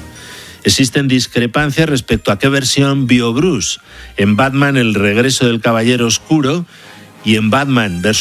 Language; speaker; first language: Spanish; native; Spanish